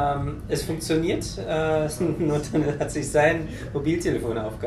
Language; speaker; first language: German; native; German